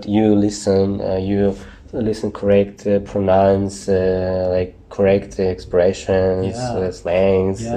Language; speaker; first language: English; non-native, learner; Russian